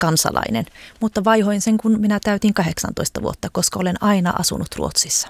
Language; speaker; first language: Finnish; early bilingual, heritage; Finnish